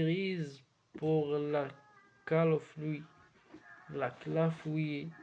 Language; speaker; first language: French; non-native, learner; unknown